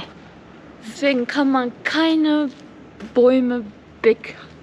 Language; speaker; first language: German; non-native, fluent; Japanese